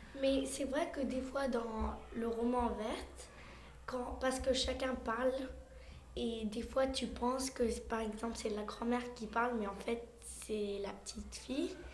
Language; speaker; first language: French; early bilingual, heritage; French